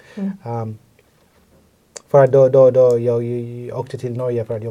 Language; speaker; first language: Swedish; non-native, fluent; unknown